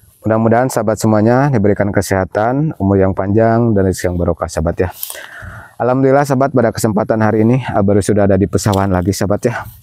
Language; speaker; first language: Indonesian; native; Indonesian